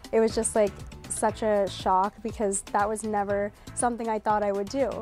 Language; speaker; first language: English; native; English